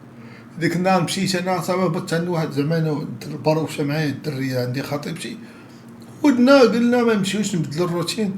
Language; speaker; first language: Arabic; native; Arabic